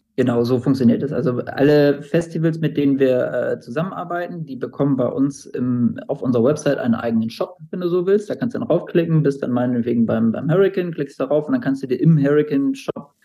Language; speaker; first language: German; native; German